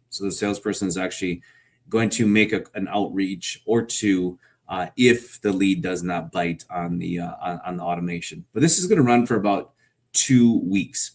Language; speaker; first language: English; native; English